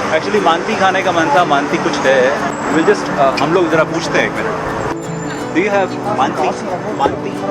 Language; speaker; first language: Hindi; native; Hindi